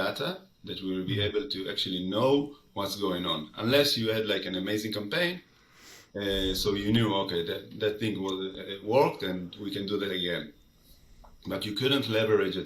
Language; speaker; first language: English; non-native, fluent; Hebrew